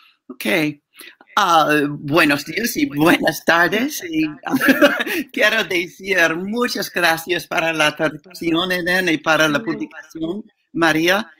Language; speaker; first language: Spanish; non-native, learner; English